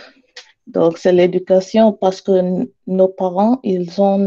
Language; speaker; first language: French; non-native, learner; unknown